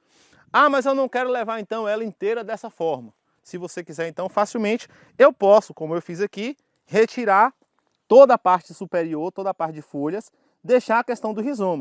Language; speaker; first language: Portuguese; native; Portuguese